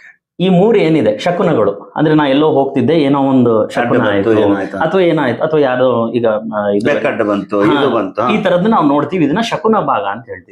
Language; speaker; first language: Kannada; native; Kannada